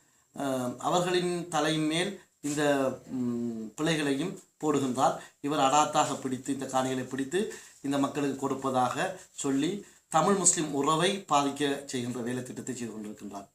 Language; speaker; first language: Tamil; native; Tamil